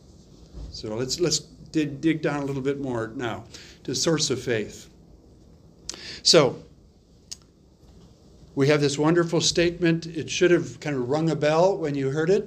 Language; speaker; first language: English; native; English